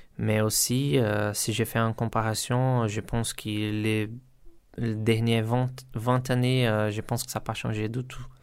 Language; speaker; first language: French; non-native, learner; Portuguese